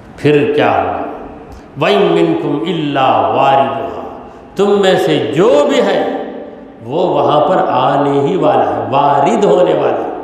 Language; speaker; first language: Urdu; native; Urdu